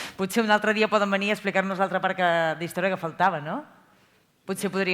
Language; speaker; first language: Catalan; native; Catalan